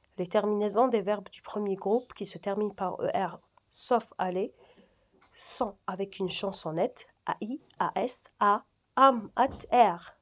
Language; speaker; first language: French; non-native, local second language; Arabic